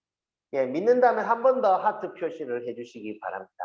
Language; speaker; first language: Korean; native; Korean